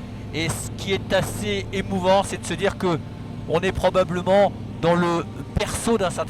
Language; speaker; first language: French; native; French